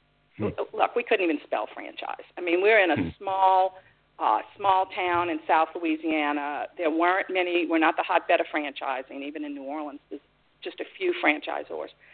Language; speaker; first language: English; native; English